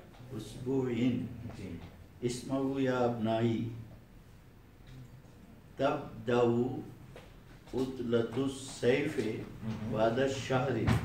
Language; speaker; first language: Arabic; non-native, learner; Urdu